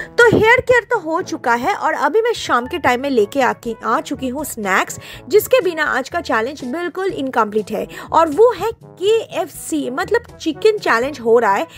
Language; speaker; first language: Hindi; non-native, local second language; Bangla